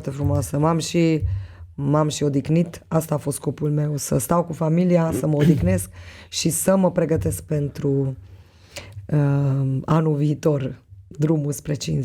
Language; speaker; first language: Romanian; non-native, local second language; Hungarian